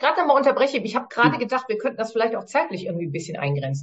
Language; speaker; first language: German; native; German